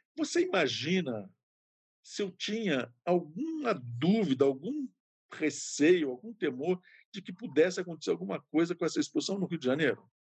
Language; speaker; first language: Portuguese; native; Portuguese